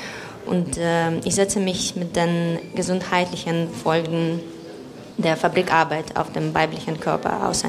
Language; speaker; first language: German; non-native, fluent; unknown